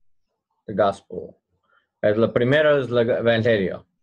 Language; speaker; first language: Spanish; non-native, learner; English